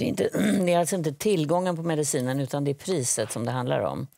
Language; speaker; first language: Swedish; native; Swedish